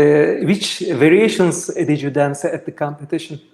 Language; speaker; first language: English; non-native, fluent; Turkish